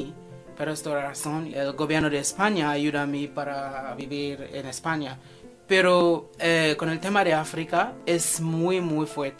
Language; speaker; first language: Spanish; non-native, fluent; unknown